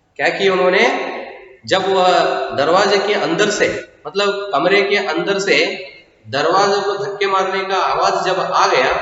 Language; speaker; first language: Hindi; non-native, local second language; Kannada